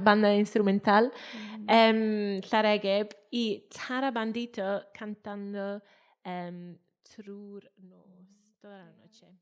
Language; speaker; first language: Spanish; non-native, fluent; Welsh